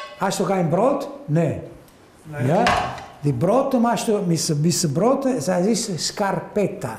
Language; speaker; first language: German; non-native, learner; Italian